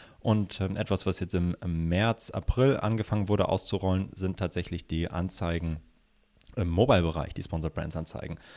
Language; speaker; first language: German; native; German